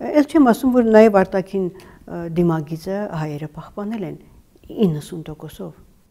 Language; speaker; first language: Armenian; native; Armenian